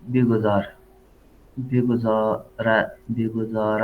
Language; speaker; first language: Persian; non-native, learner; Urdu